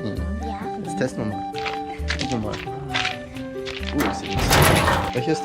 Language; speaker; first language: German; native; German